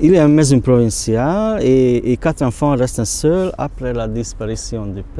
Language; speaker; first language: French; non-native, learner; Hungarian